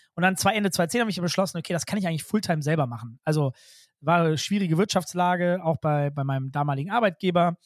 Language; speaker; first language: German; native; German